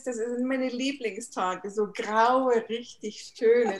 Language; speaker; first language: German; native; German